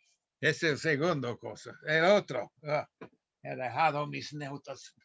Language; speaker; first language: Spanish; non-native, fluent; English